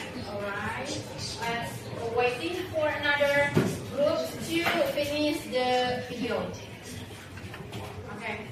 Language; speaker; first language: English; non-native, learner; Indonesian